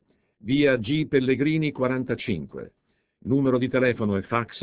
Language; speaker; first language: Italian; native; Italian